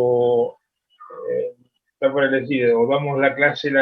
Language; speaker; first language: Spanish; native; Spanish